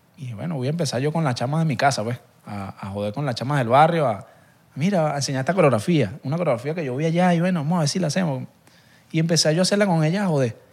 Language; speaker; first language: Spanish; native; Spanish